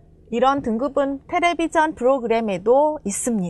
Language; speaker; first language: Korean; non-native, fluent; Vietnamese